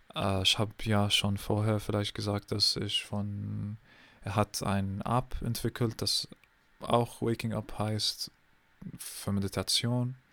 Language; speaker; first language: German; non-native, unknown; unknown